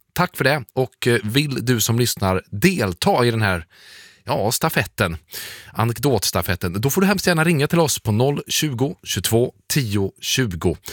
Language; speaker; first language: Swedish; native; Swedish